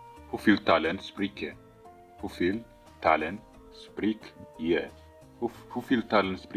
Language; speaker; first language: Dutch; non-native, fluent; Tigrinya